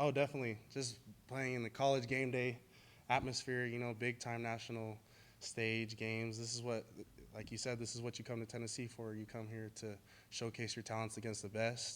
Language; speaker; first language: English; native; English